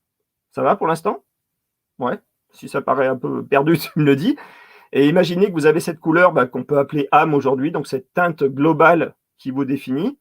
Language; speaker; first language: French; native; French